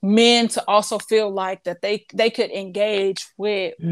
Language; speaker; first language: English; native; English